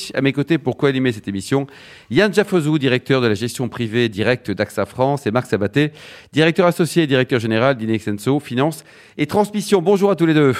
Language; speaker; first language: French; native; French